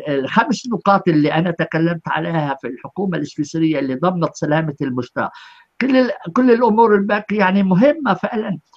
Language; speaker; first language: Arabic; native; Arabic